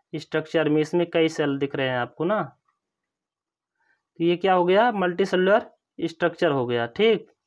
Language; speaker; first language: Hindi; native; Hindi